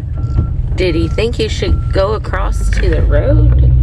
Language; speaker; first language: English; native; English